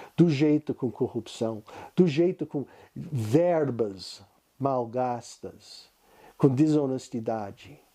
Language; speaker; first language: Portuguese; non-native, fluent; English